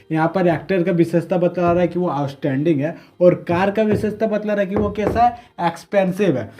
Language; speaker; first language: Hindi; native; Hindi